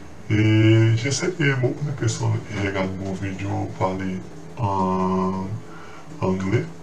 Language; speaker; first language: French; non-native, learner; Portuguese